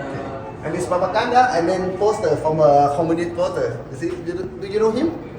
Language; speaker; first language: English; non-native, learner; Thai